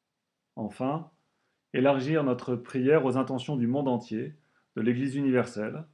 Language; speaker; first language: French; native; French